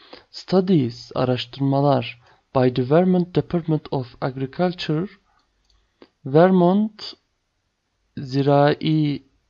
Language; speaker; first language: English; non-native, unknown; Turkish